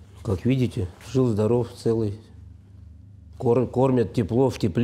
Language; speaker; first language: Russian; native; Russian